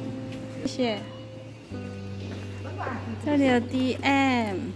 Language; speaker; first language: Chinese; early bilingual, heritage; Chinese